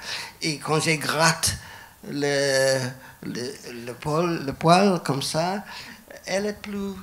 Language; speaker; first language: French; non-native, fluent; English